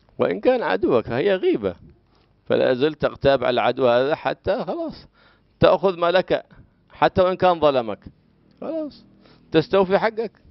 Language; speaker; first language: Arabic; native; Arabic